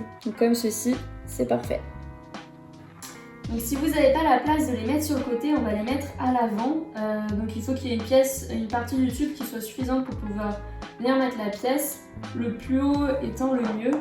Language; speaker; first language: French; native; French